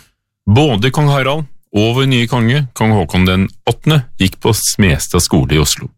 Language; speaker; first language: Norwegian; native; Norwegian